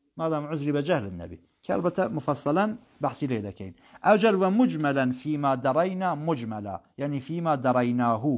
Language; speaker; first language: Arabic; non-native, fluent; Central Kurdish